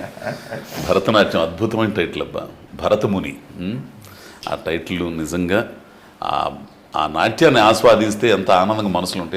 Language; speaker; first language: Telugu; native; Telugu